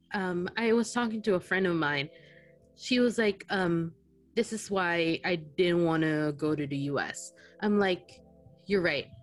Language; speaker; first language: English; non-native, local second language; Filipino